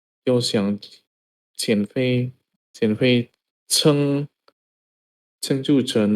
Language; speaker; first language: Chinese; non-native, learner; Indonesian